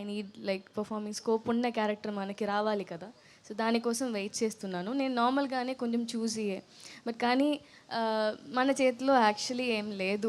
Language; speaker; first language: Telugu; non-native, learner; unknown